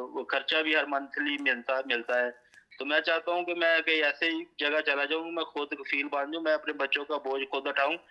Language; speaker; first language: Urdu; non-native, local second language; Punjabi